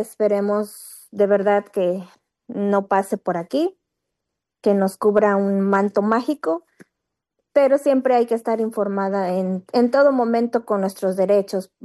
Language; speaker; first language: Spanish; native; Spanish